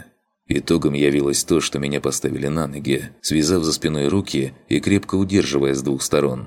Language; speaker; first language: Russian; native; Russian